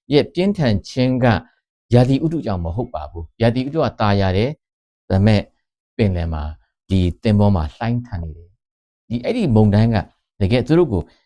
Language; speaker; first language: Burmese; non-native, local second language; Kachin